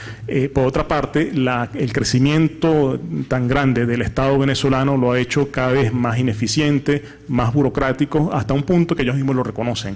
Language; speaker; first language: Spanish; native; Spanish